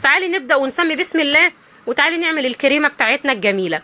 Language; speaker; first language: Arabic; native; Arabic